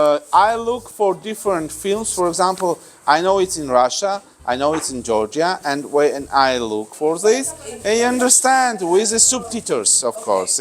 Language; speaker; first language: English; non-native, learner; Georgian